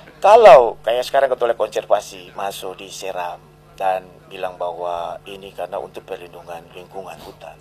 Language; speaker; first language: Indonesian; native; Indonesian